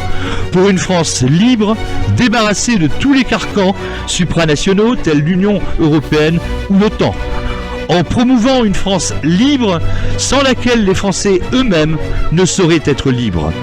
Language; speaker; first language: French; native; French